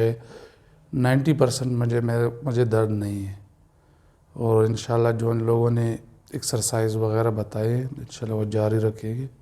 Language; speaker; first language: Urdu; non-native, local second language; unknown